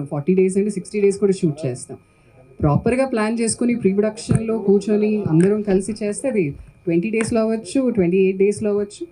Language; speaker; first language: Telugu; native; Telugu